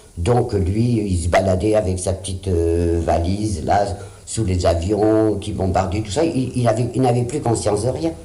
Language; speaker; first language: French; early bilingual, other home language; Spanish